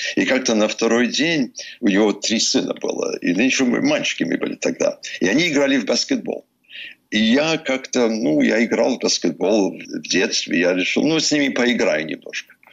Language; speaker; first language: Russian; early bilingual, heritage; Russian